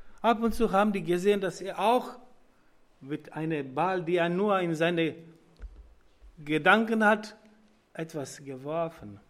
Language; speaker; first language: German; non-native, learner; Croatian